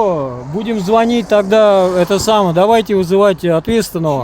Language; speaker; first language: Russian; native; Russian